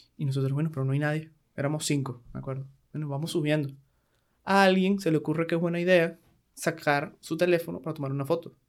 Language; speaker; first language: Spanish; native; Spanish